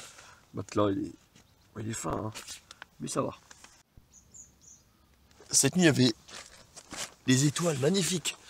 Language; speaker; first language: French; native; French